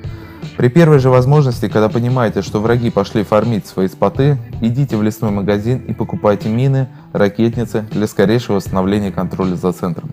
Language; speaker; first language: Russian; native; Russian